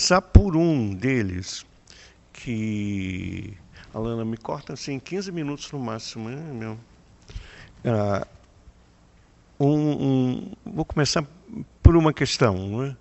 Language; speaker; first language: Portuguese; native; Portuguese